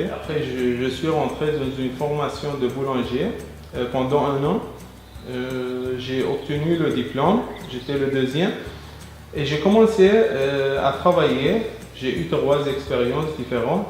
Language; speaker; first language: French; non-native, fluent; Arabic